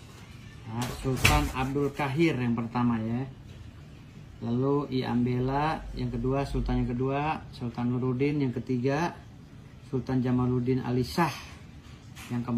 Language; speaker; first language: Indonesian; native; Indonesian